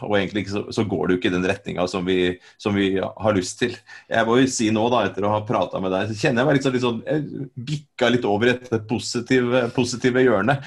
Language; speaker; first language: Norwegian; native; Norwegian